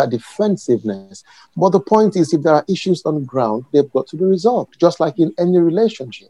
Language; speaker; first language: English; non-native, local second language; Yoruba